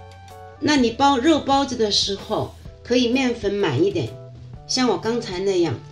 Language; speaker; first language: Chinese; native; Chinese